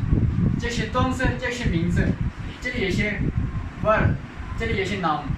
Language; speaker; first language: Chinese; non-native, fluent; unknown